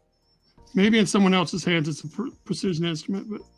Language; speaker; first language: English; native; English